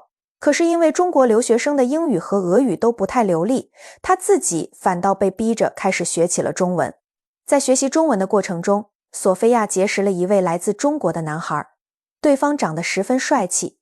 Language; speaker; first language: Chinese; native; Chinese